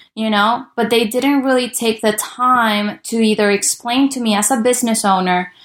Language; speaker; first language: English; early bilingual, other home language; Spanish